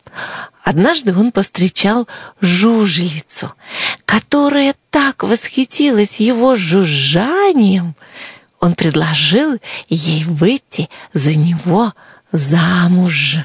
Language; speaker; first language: Russian; native; Russian